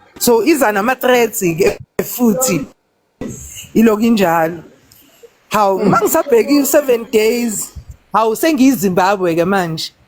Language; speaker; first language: Zulu; native; Zulu